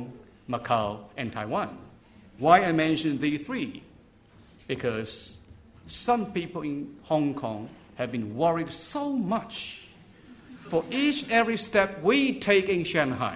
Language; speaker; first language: English; non-native, fluent; Chinese